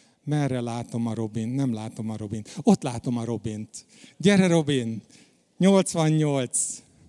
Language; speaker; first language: Hungarian; native; Hungarian